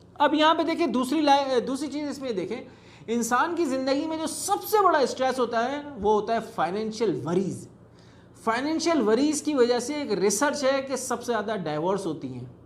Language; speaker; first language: Urdu; native; Urdu